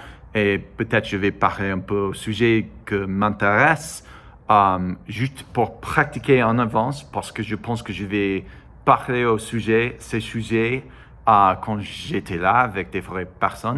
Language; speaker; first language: French; non-native, learner; English